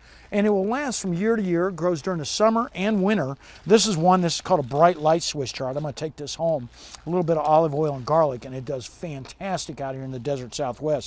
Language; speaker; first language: English; native; English